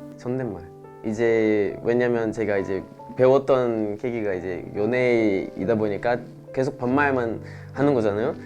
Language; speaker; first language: Korean; non-native, fluent; Portuguese